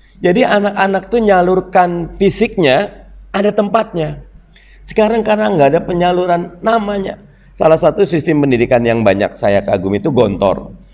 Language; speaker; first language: Indonesian; native; Indonesian